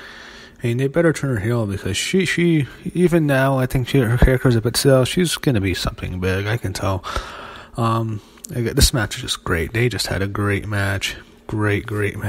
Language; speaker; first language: English; native; English